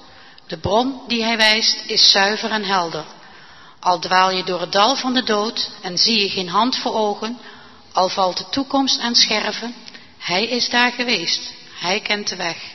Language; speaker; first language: Dutch; native; Dutch